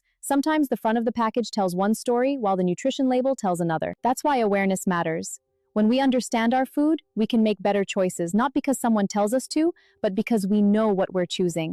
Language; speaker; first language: English; non-native, fluent; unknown